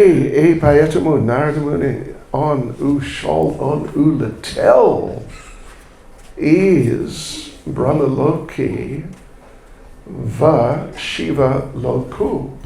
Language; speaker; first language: Russian; non-native, learner; English